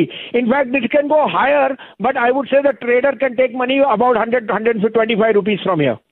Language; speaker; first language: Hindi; native; Hindi